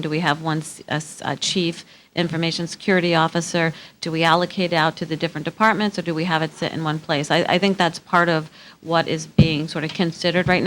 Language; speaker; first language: English; native; English